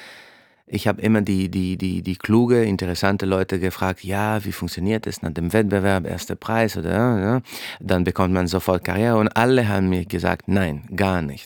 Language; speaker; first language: German; non-native, fluent; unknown